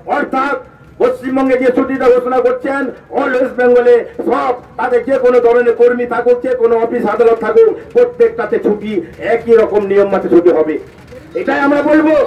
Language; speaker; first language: Bangla; non-native, local second language; Santali